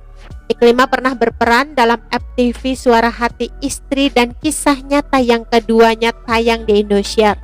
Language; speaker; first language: Indonesian; native; Indonesian